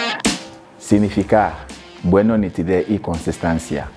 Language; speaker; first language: Spanish; non-native, learner; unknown